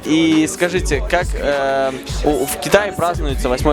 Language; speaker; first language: Russian; native; Russian